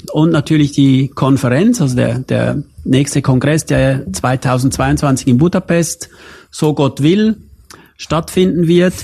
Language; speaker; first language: German; native; German